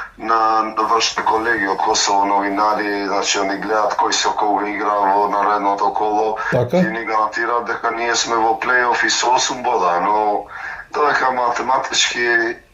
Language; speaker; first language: Macedonian; non-native, local second language; Albanian